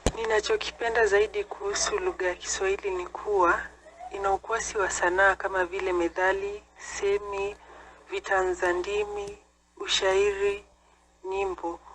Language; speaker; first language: Swahili; non-native, local second language; Kikuyu